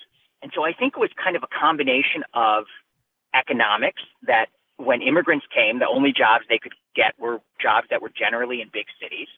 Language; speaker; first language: English; native; English